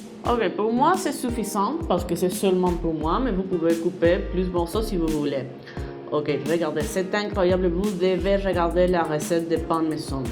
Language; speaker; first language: French; non-native, fluent; Spanish